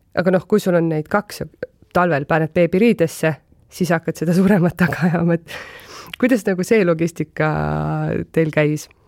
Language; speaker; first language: Estonian; native; Estonian